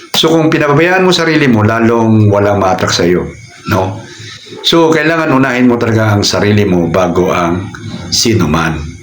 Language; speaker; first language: Filipino; native; Filipino